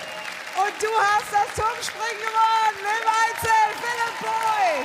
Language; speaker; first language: German; native; German